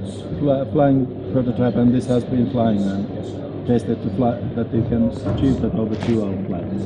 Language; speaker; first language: English; non-native, fluent; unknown